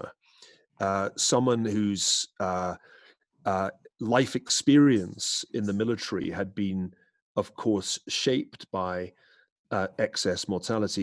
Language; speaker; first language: English; native; English